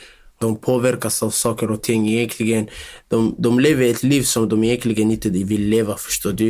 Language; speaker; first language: Swedish; non-native, local second language; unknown